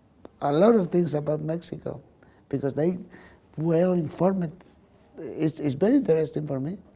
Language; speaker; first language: English; non-native, learner; Spanish